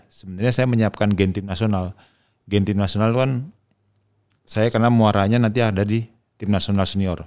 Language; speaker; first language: Indonesian; native; Indonesian